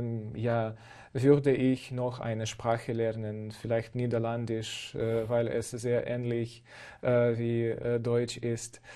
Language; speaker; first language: German; non-native, fluent; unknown